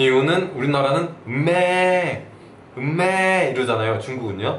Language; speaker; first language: Korean; native; Korean